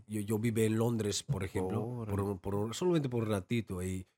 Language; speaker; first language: Spanish; non-native, fluent; Dutch